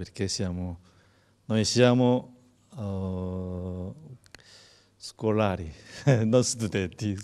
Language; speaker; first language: Italian; non-native, learner; Korean